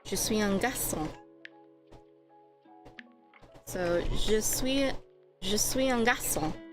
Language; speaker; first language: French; non-native, learner; English